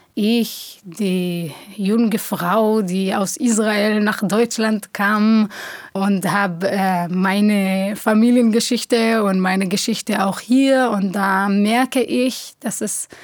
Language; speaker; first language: German; non-native, fluent; Hebrew